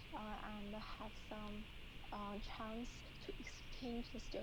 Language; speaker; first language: English; non-native, learner; Chinese